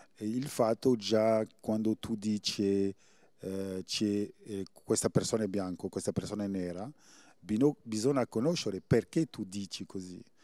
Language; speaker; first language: Italian; non-native, fluent; French